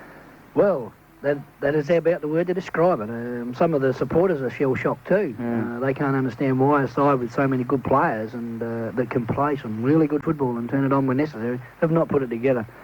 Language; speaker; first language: English; native; English